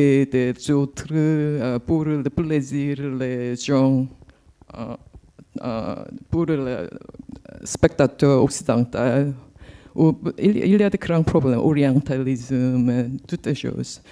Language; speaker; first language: French; non-native, learner; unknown